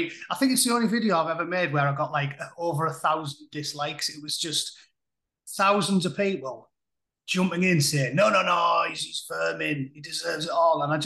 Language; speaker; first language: English; native; English